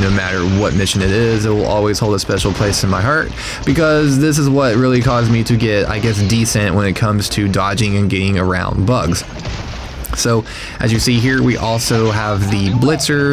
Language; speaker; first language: English; native; English